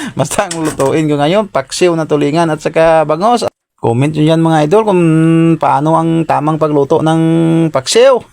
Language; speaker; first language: Filipino; non-native, local second language; Hiligaynon